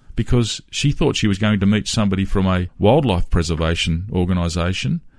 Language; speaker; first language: English; native; English